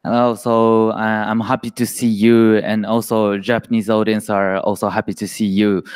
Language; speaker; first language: English; non-native, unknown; Japanese